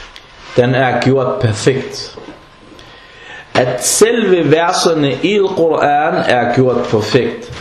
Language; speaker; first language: Danish; non-native, fluent; Arabic